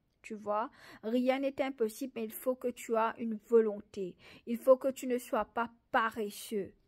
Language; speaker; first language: French; non-native, local second language; Morisyen